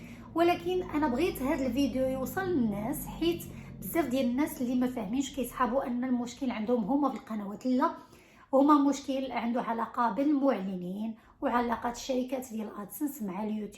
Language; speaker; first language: Arabic; native; Arabic